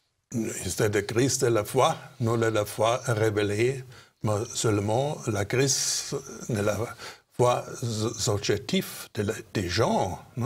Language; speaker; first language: French; non-native, fluent; German